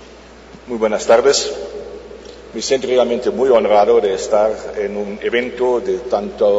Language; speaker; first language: Spanish; non-native, fluent; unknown